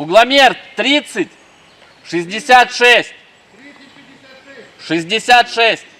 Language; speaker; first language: Russian; native; Russian